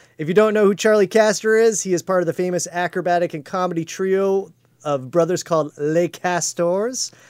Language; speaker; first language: English; native; English